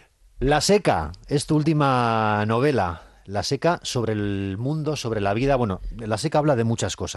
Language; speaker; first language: Spanish; native; Spanish